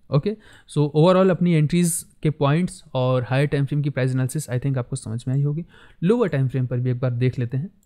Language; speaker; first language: Hindi; native; Hindi